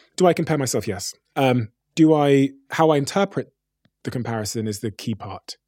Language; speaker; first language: English; native; English